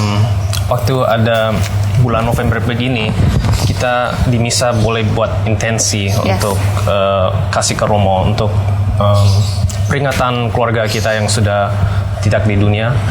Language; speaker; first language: Indonesian; early bilingual, heritage; Indonesian